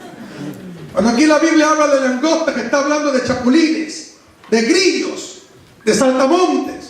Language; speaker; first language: Spanish; native; Spanish